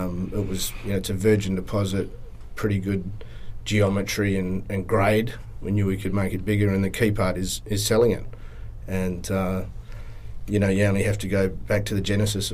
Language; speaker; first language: English; native; English